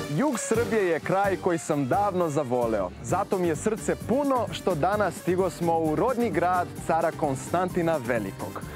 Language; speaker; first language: Serbian; non-native, fluent; Portuguese